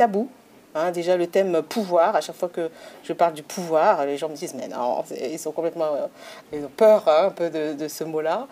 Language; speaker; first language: French; native; French